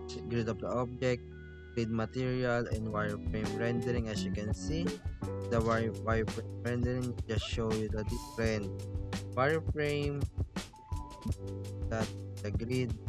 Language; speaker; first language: English; non-native, fluent; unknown